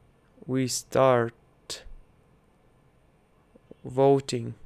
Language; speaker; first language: English; non-native, learner; Russian